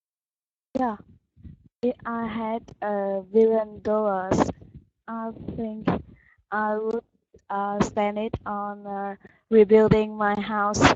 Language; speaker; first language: English; non-native, learner; Vietnamese